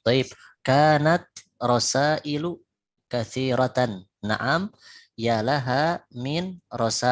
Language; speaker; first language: Arabic; non-native, fluent; Indonesian